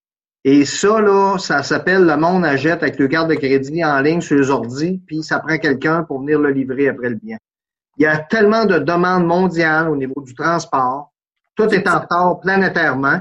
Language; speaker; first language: French; native; French